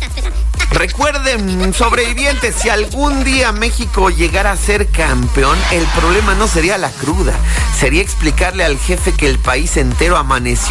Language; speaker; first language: Spanish; native; Spanish